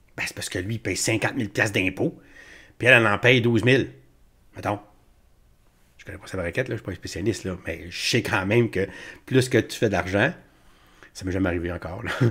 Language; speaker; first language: French; native; French